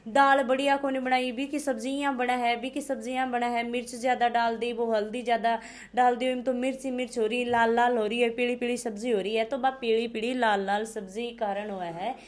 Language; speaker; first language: Hindi; native; Hindi